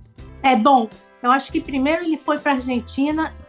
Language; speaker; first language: Portuguese; non-native, local second language; Spanish